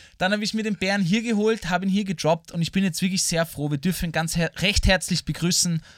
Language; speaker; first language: German; native; German